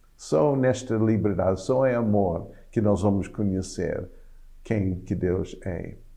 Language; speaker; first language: Portuguese; non-native, fluent; English